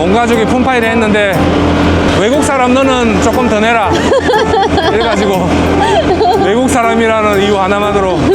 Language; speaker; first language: Korean; native; Korean